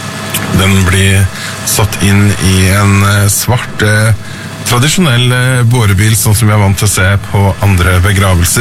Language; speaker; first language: Norwegian; native; Norwegian